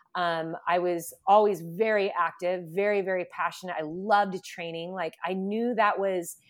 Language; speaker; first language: English; native; English